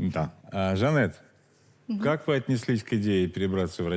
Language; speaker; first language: Russian; native; Russian